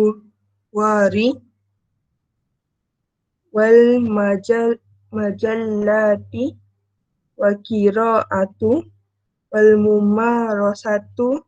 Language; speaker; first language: Arabic; non-native, learner; Malay